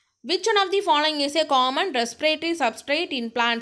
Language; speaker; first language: English; non-native, local second language; Tamil